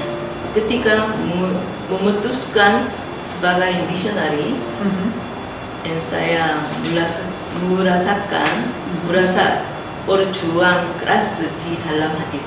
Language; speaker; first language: Indonesian; non-native, learner; Korean